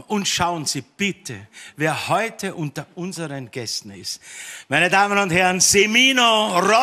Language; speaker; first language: German; native; German